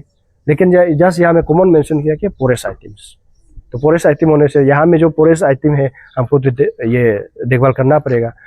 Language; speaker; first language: Hindi; non-native, local second language; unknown